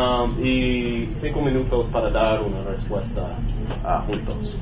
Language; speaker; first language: Spanish; non-native, learner; English